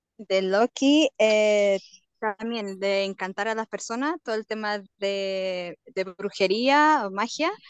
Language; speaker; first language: Spanish; non-native, fluent; Portuguese